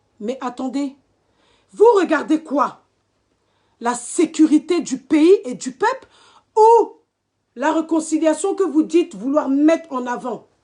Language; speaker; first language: French; native; French